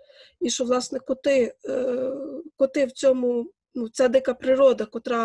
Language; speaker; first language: Ukrainian; native; Ukrainian